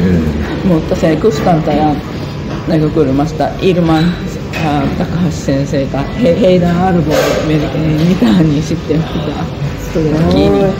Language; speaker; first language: Finnish; non-native, fluent; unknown